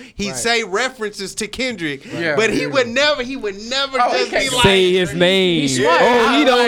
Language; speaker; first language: English; native; English